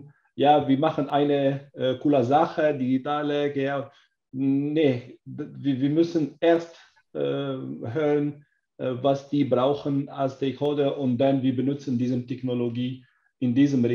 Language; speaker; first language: German; non-native, learner; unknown